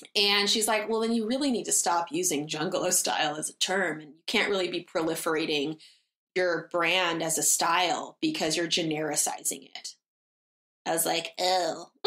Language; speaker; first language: English; native; English